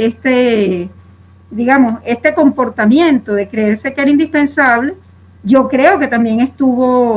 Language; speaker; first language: Spanish; native; Spanish